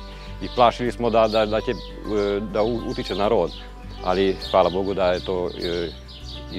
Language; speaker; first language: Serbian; non-native, local second language; Hungarian